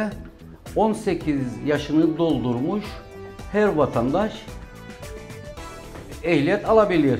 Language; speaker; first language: Turkish; native; Turkish